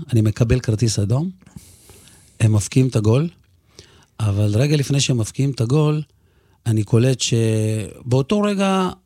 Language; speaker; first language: Hebrew; early bilingual, other home language; Russian